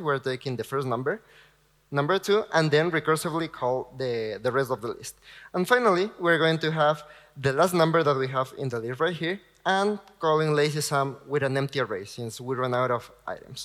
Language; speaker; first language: English; non-native, fluent; Spanish